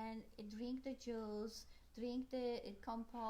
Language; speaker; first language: English; non-native, learner; Polish